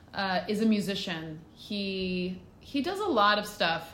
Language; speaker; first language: English; native; English